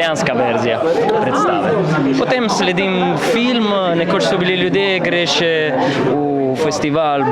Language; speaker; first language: Slovenian; non-native, fluent; Italian